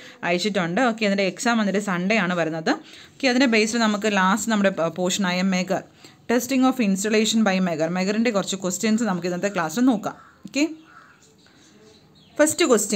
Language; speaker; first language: English; non-native, local second language; Malayalam